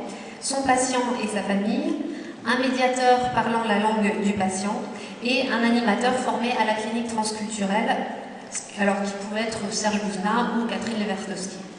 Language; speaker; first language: French; native; French